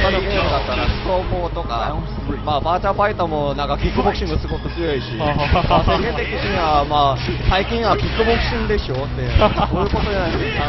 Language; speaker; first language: Japanese; non-native, fluent; Korean